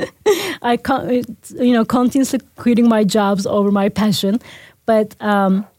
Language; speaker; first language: English; non-native, fluent; Turkish